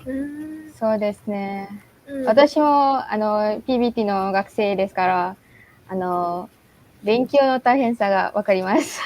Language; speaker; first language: Japanese; non-native, learner; Malay